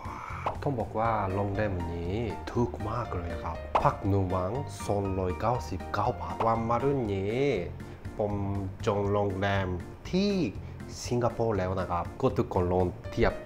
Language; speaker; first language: Thai; non-native, learner; Japanese